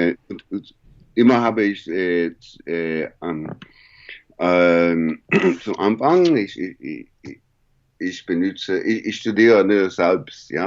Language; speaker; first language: German; non-native, learner; English